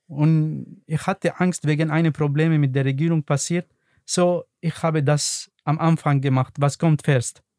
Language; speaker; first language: German; non-native, learner; Arabic